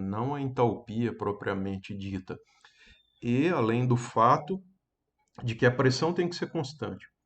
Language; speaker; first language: Portuguese; native; Portuguese